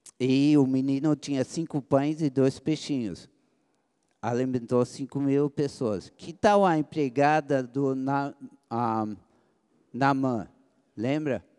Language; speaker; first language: Portuguese; early bilingual, other home language; English